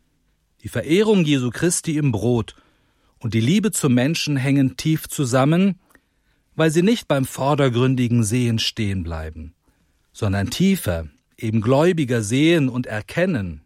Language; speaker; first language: German; native; German